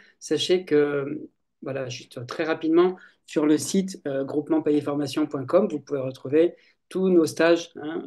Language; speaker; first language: French; native; French